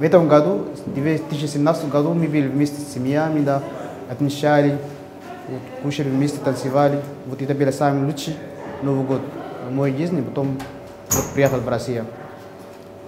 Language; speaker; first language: Russian; non-native, learner; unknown